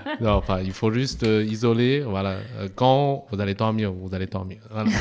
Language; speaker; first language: French; non-native, fluent; Chinese